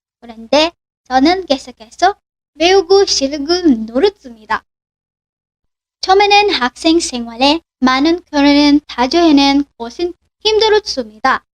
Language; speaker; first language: Korean; non-native, learner; Filipino